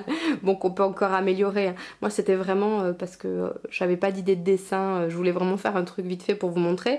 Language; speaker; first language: French; native; French